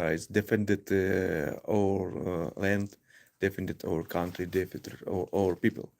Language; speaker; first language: English; non-native, learner; Ukrainian